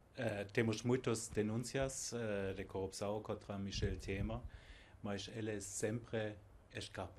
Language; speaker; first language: Portuguese; non-native, fluent; German